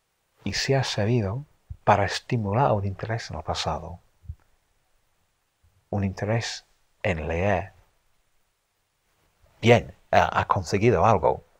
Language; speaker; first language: Spanish; non-native, fluent; English